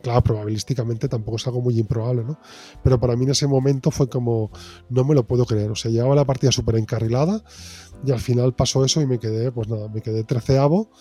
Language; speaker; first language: Spanish; native; Spanish